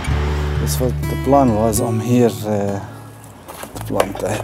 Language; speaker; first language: Dutch; non-native, fluent; Arabic